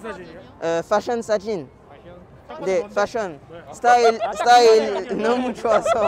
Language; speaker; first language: Korean; non-native, learner; French